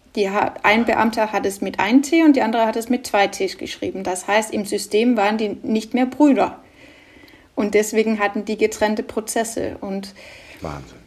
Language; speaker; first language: German; non-native, fluent; Norwegian